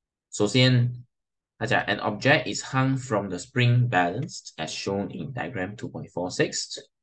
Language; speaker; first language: English; non-native, local second language; Chinese